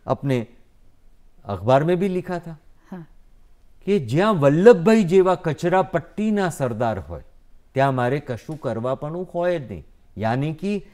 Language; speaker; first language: Hindi; non-native, local second language; Gujarati